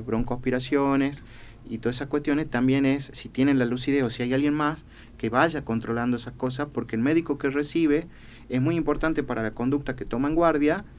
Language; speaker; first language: Spanish; native; Spanish